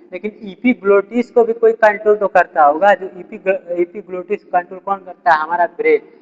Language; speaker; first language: Hindi; native; Hindi